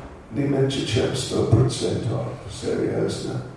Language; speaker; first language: Russian; non-native, learner; English